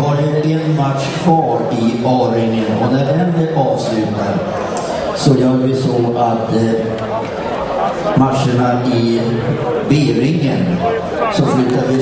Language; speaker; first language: Swedish; native; Swedish